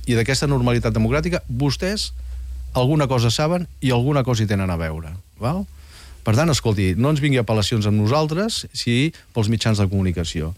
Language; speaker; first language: Catalan; native; Catalan